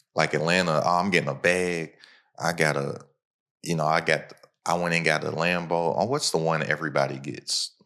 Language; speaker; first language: English; native; English